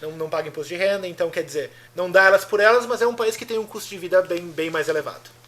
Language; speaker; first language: Portuguese; native; Portuguese